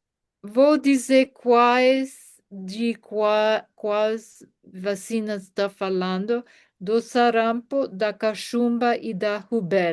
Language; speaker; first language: Portuguese; non-native, fluent; German